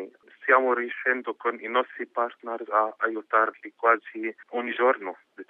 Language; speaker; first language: Italian; non-native, fluent; Arabic